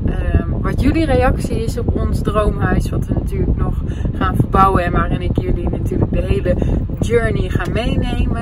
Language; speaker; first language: Dutch; native; Dutch